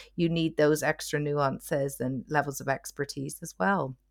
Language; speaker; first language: English; native; English